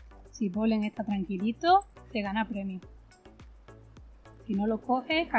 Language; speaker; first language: Spanish; native; Spanish